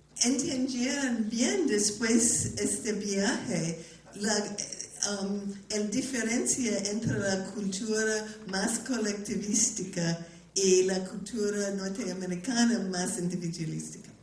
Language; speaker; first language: Spanish; non-native, learner; English